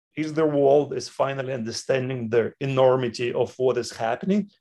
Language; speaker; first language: English; non-native, fluent; Russian